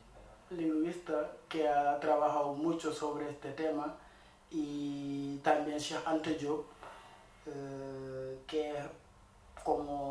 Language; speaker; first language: Spanish; non-native, fluent; Wolof